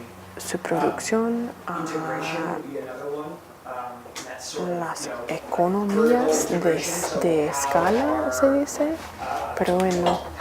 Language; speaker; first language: Spanish; non-native, fluent; English